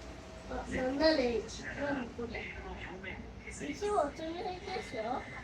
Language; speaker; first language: Japanese; native; Japanese